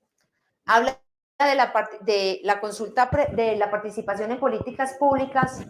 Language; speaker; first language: Spanish; native; Spanish